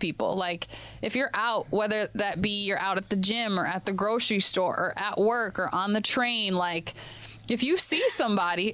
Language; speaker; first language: English; native; English